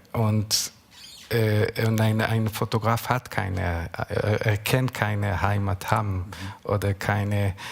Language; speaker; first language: German; non-native, learner; Hebrew